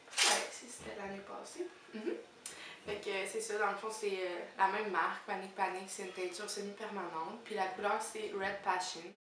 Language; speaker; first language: French; native; French